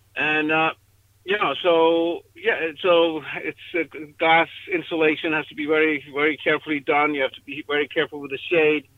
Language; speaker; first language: English; non-native, fluent; Icelandic